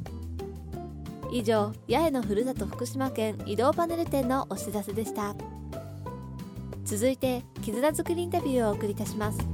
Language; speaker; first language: Japanese; native; Japanese